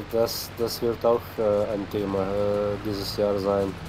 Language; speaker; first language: German; non-native, fluent; Slovenian